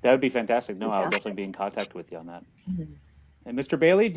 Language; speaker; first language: English; native; English